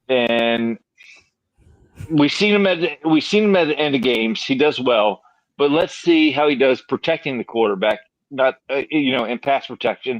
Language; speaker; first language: English; native; English